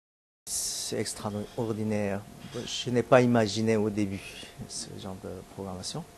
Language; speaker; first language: French; non-native, fluent; Korean